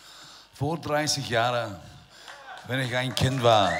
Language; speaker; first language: German; non-native, learner; English